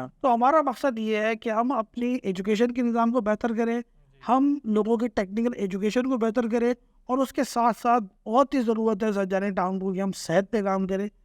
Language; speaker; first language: Urdu; native; Urdu